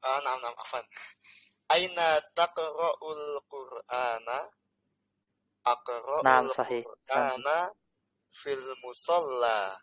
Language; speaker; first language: Arabic; non-native, learner; Indonesian